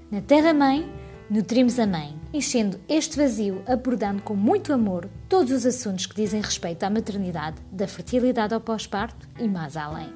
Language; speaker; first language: Portuguese; early bilingual, heritage; French